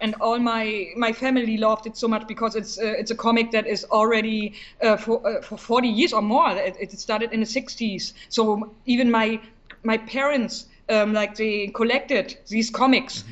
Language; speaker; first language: English; non-native, fluent; German